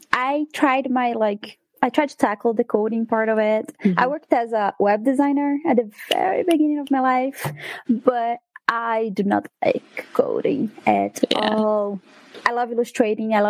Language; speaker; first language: English; non-native, fluent; Portuguese